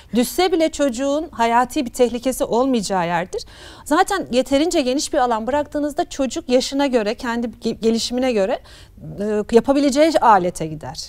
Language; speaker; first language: Turkish; native; Turkish